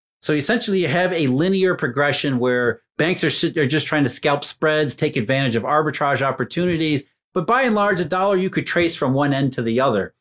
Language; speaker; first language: English; native; English